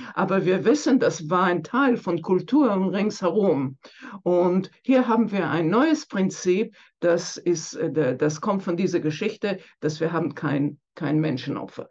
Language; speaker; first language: German; non-native, fluent; Hebrew